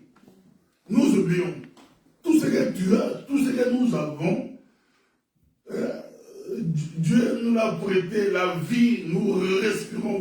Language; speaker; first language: French; non-native, local second language; Lingala